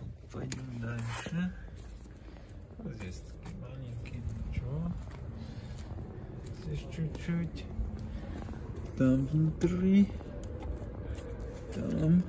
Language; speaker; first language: Russian; early bilingual, heritage; Russian